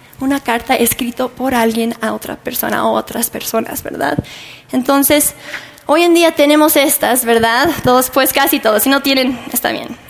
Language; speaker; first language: Spanish; non-native, fluent; English